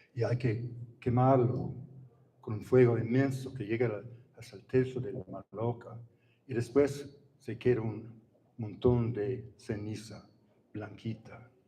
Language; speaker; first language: Spanish; non-native, fluent; English